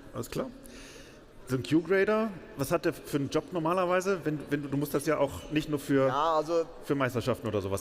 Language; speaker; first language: German; native; German